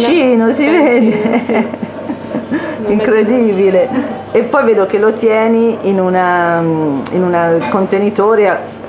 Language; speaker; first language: Italian; native; Italian